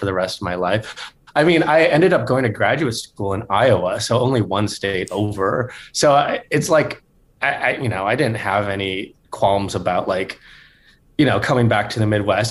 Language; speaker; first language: English; native; English